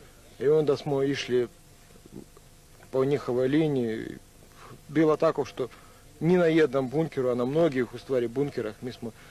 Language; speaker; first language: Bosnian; non-native, learner; Russian